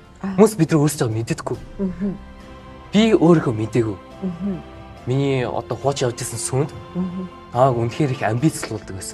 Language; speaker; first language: Mongolian; early bilingual, heritage; Mongolian